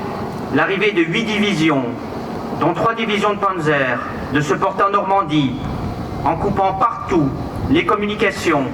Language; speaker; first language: French; native; French